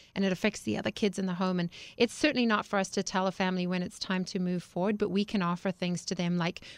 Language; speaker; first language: English; native; English